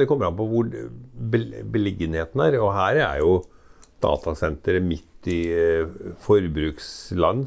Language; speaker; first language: Norwegian; native; Norwegian